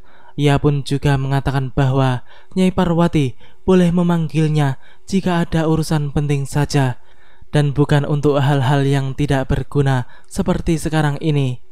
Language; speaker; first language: Indonesian; native; Indonesian